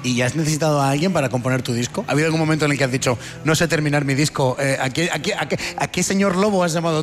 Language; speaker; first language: Spanish; native; Spanish